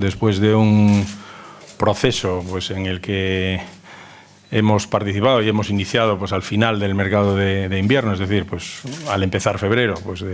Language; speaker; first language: Spanish; native; Spanish